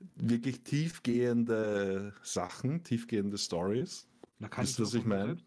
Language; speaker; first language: German; native; German